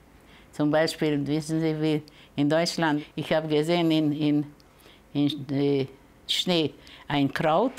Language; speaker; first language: German; early bilingual, heritage; German